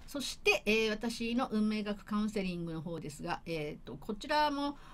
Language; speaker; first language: Japanese; native; Japanese